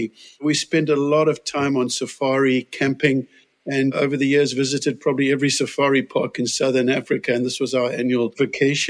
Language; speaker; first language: English; native; English